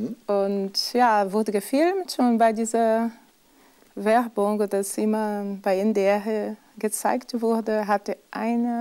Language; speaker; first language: German; non-native, fluent; Portuguese